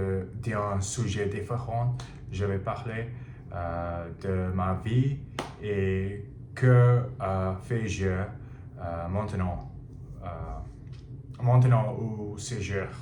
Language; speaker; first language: French; non-native, learner; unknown